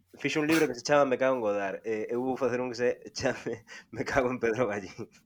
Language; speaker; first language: Galician; native; Galician